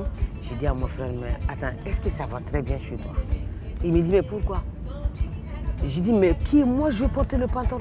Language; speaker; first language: French; non-native, local second language; Bambara